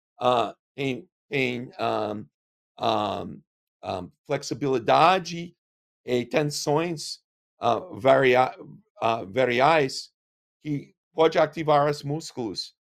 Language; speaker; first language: Portuguese; non-native, learner; English